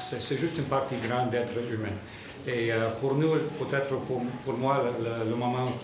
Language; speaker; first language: French; non-native, learner; English